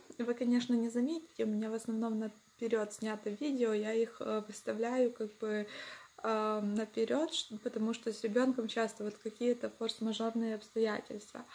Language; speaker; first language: Russian; non-native, local second language; Ukrainian